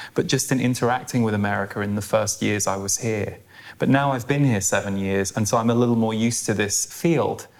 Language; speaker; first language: English; native; English